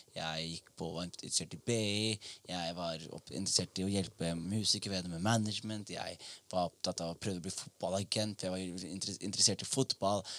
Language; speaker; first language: Norwegian; early bilingual, other home language; Somali